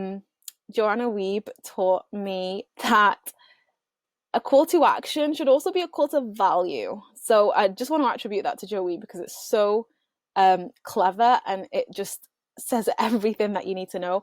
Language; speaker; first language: English; native; English